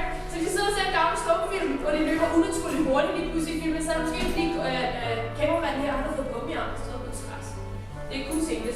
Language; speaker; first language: Danish; native; Danish